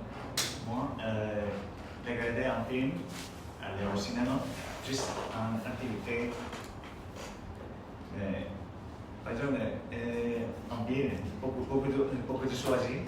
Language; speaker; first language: French; non-native, learner; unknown